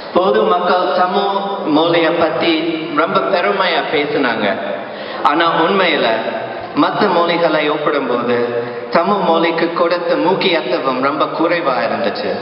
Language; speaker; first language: Tamil; non-native, fluent; English